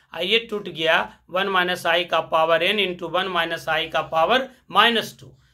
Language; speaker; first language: Hindi; native; Hindi